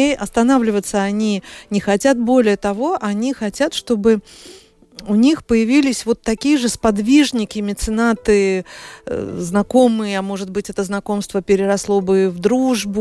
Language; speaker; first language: Russian; native; Russian